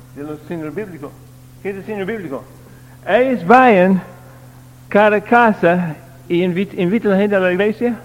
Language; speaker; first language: Spanish; non-native, learner; English